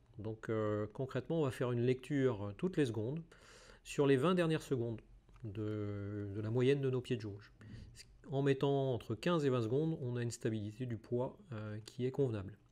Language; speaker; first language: French; native; French